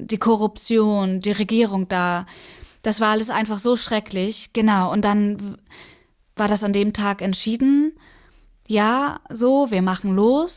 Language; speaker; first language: German; early bilingual, other home language; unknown